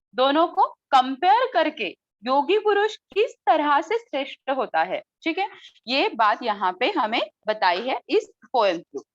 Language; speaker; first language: Hindi; non-native, local second language; Marathi